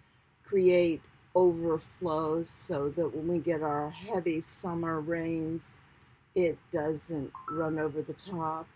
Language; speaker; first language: English; native; English